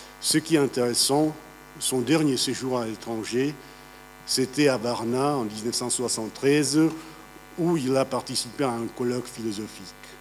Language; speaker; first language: French; non-native, fluent; Czech